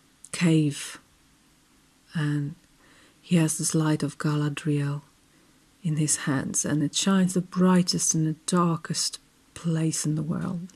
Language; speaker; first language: English; non-native, fluent; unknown